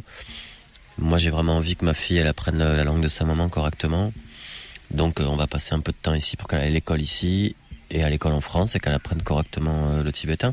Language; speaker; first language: French; native; French